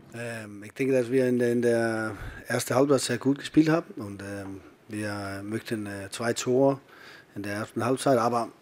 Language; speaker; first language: German; non-native, learner; Danish